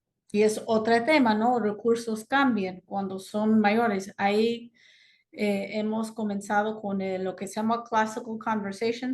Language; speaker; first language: Spanish; non-native, fluent; English